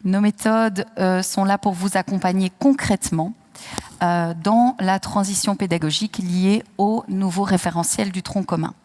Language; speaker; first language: French; native; French